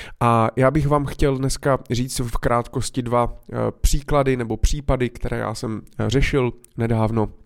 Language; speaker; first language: Czech; native; Czech